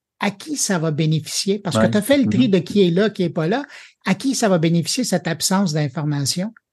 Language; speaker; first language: French; native; French